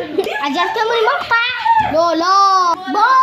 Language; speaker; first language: Arabic; native; Arabic